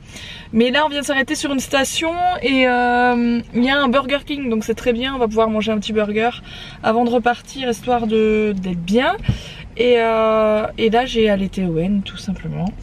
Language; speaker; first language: French; native; French